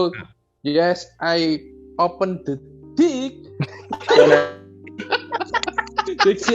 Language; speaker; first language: English; non-native, learner; Indonesian